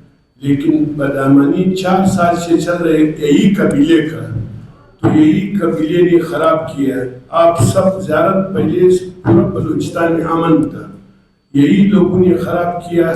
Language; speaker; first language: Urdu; non-native, local second language; Pashto